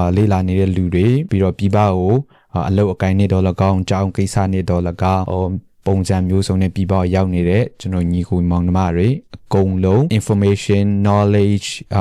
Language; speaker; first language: Burmese; non-native, local second language; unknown